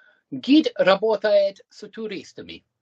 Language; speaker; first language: Russian; non-native, learner; English